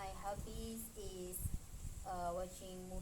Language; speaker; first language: English; non-native, learner; Indonesian